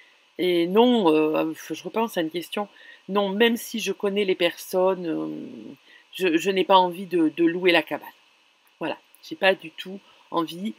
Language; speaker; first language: French; native; French